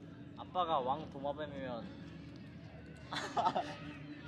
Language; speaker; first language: Korean; native; Korean